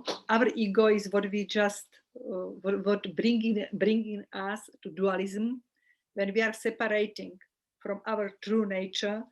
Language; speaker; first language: English; non-native, fluent; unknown